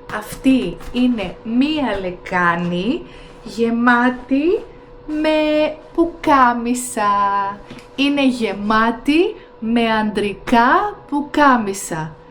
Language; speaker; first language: Greek; native; Greek